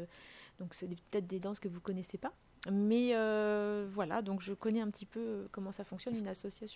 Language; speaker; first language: French; native; French